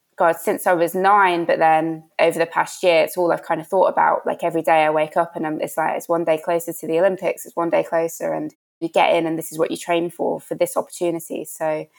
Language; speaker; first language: English; native; English